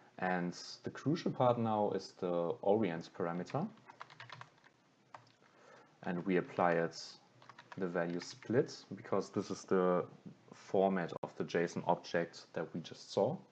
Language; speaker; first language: English; non-native, fluent; German